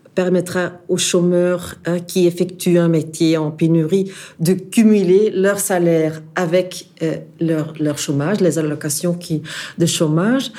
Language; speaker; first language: French; non-native, fluent; Dutch